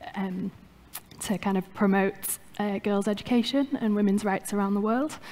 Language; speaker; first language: English; native; English